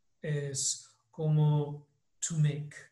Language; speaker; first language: Spanish; non-native, learner; English